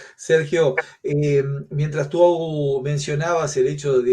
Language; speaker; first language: Spanish; native; Spanish